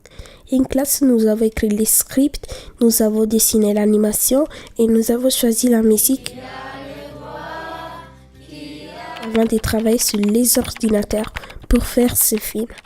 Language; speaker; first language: French; non-native, learner; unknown